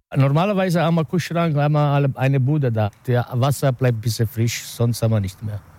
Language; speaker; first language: German; non-native, learner; Italian